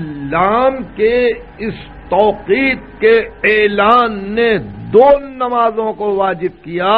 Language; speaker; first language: Urdu; native; Urdu